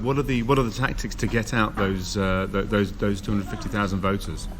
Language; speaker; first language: English; native; English